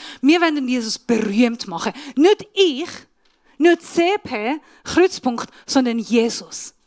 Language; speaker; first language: German; non-native, fluent; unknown